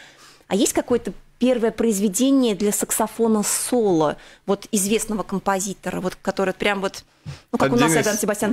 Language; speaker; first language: Russian; native; Russian